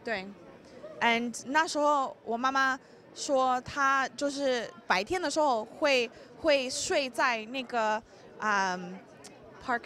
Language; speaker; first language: Chinese; early bilingual, heritage; English